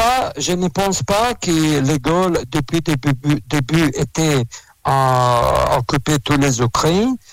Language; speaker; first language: French; non-native, learner; Russian